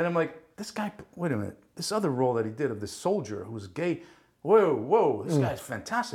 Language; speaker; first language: English; early bilingual, other home language; Italian